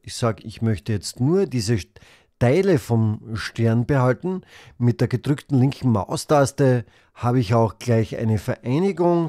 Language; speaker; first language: German; native; German